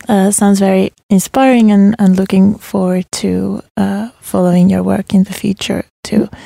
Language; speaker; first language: English; non-native, fluent; Finnish